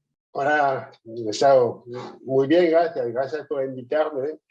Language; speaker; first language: Spanish; non-native, fluent; French